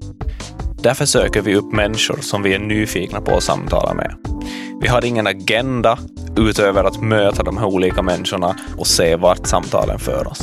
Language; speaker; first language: Swedish; native; Swedish